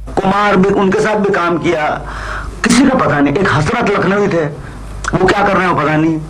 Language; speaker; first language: Hindi; non-native, local second language; Bangla